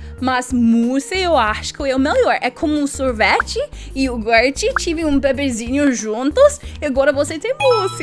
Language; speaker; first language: Portuguese; non-native, learner; English